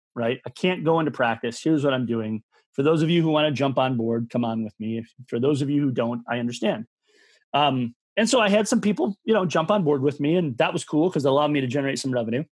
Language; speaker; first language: English; native; English